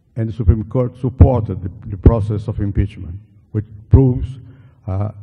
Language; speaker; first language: English; non-native, fluent; Portuguese